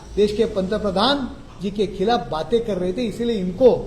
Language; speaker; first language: Hindi; non-native, local second language; Marathi